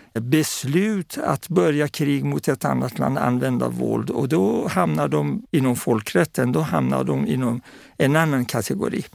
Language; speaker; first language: Swedish; non-native, fluent; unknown